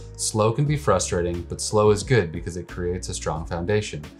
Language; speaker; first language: English; native; English